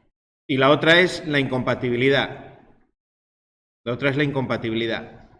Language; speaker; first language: Spanish; native; Spanish